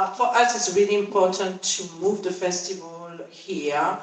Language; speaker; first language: English; non-native, fluent; French